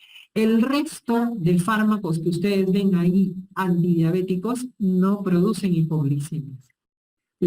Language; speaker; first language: Spanish; native; Spanish